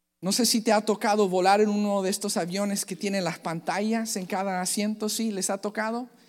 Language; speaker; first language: Spanish; native; Spanish